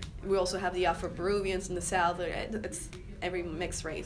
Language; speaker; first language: English; non-native, fluent; Spanish